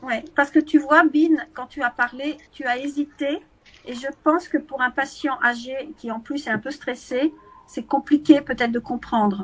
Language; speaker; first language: French; native; French